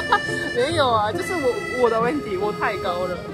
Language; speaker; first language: Chinese; non-native, learner; Japanese